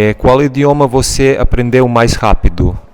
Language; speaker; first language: Portuguese; non-native, fluent; Serbian